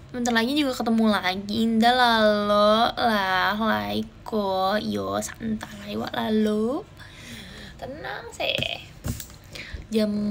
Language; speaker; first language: Indonesian; native; Indonesian